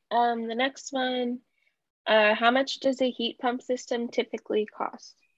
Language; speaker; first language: English; early bilingual, other home language; Spanish